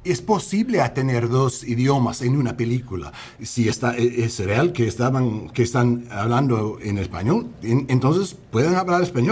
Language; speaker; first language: Spanish; non-native, learner; English